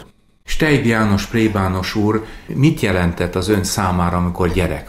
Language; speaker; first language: Hungarian; native; Hungarian